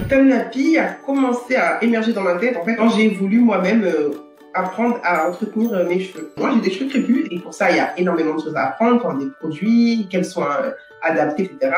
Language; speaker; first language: French; native; French